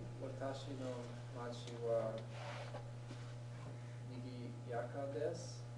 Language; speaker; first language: Japanese; non-native, learner; English